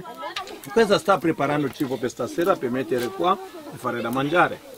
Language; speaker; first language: Italian; non-native, fluent; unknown